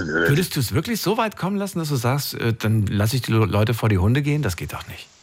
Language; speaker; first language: German; native; German